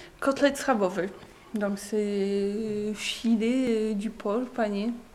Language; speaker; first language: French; non-native, learner; Polish